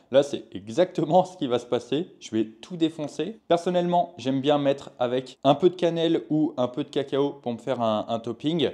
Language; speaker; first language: French; native; French